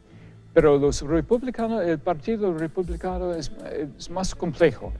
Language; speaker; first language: Spanish; non-native, fluent; English